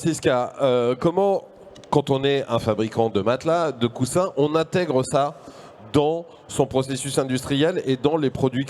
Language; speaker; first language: French; native; French